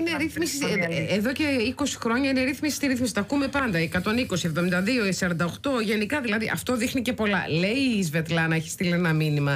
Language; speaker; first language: Greek; native; Greek